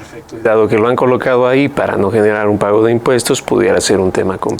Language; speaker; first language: Spanish; native; Spanish